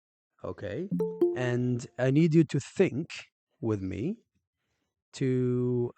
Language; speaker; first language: English; non-native, fluent; Arabic